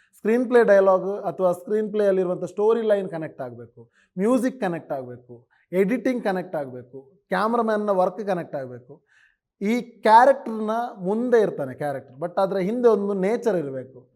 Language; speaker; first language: Kannada; non-native, local second language; Tulu